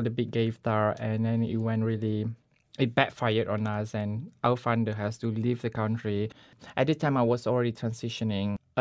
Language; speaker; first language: English; non-native, local second language; Malay